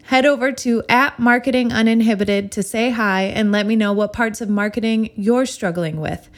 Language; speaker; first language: English; native; English